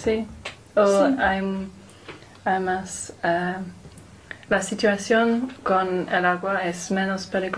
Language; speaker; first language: Spanish; non-native, learner; English